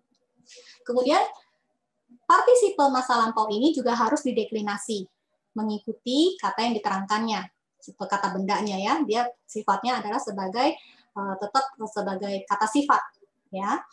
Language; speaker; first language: Indonesian; native; Indonesian